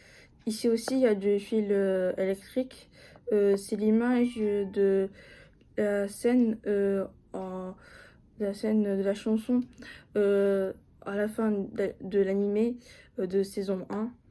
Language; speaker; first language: French; non-native, fluent; Japanese